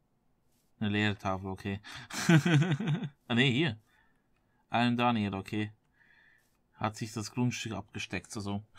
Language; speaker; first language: German; native; German